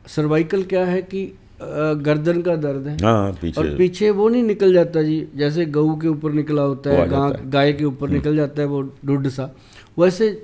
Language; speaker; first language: Hindi; native; Hindi